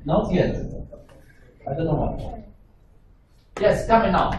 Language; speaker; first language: English; non-native, learner; Arabic